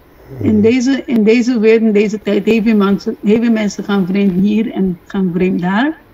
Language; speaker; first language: Dutch; non-native, local second language; Papiamento